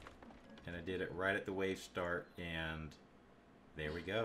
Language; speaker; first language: English; native; English